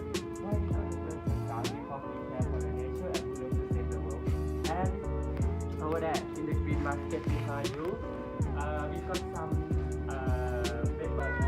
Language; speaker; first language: English; non-native, learner; Thai